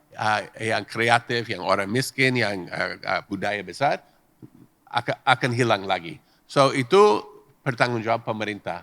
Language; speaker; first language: Indonesian; non-native, fluent; English